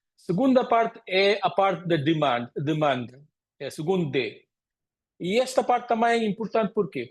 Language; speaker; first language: Portuguese; non-native, fluent; Konkani